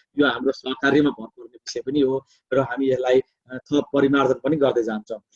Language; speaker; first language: Nepali; native; Nepali